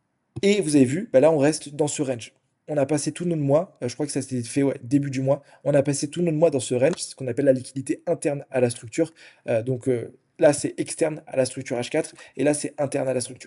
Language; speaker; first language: French; native; French